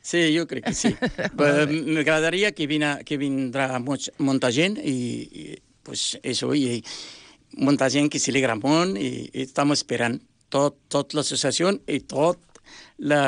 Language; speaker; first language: Catalan; non-native, learner; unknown